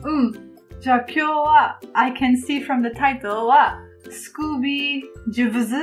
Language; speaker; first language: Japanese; non-native, learner; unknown